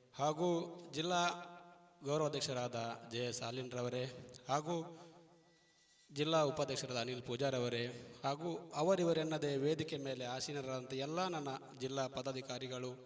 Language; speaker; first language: Kannada; native; Kannada